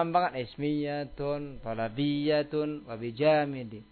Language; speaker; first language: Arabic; non-native, fluent; Indonesian